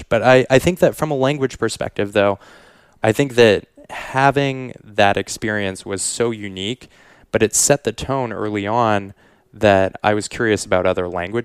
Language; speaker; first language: English; native; English